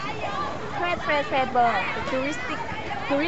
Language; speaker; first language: French; non-native, learner; Vietnamese